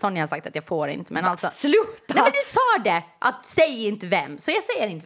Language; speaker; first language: Swedish; native; Swedish